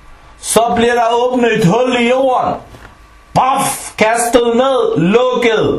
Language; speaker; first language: Danish; early bilingual, other home language; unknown